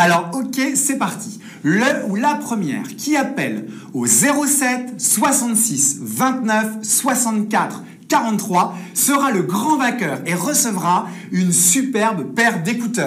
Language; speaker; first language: French; native; French